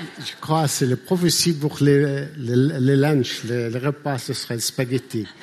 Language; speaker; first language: French; non-native, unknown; Arabic